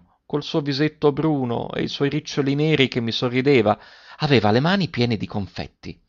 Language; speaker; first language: Italian; native; Italian